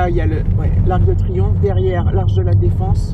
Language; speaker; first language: French; native; French